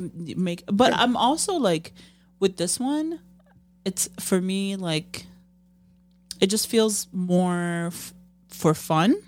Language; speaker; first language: English; non-native, fluent; Arabic